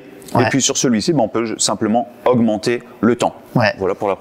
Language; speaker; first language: French; native; French